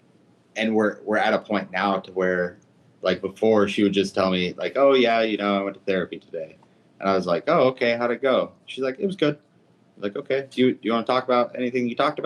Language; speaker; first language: English; native; English